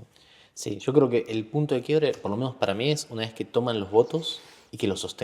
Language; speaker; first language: Spanish; native; Spanish